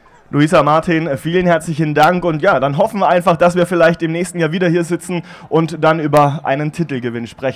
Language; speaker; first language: German; native; German